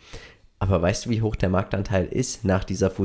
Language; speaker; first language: German; native; German